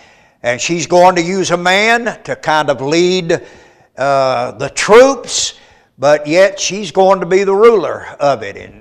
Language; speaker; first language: English; native; English